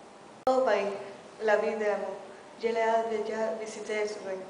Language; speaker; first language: French; non-native, learner; Spanish